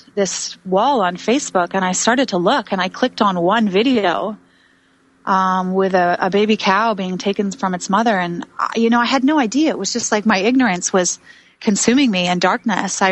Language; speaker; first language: English; native; English